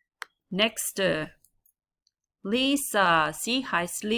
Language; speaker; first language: German; non-native, learner; English